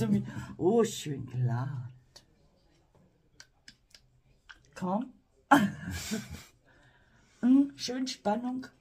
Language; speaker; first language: German; non-native, fluent; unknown